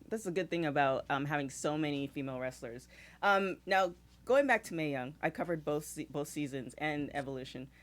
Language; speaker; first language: English; native; English